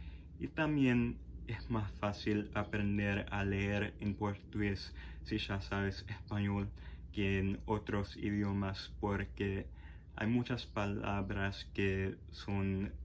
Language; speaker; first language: Spanish; non-native, fluent; English